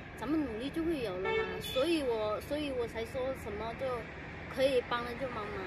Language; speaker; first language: Chinese; non-native, fluent; Vietnamese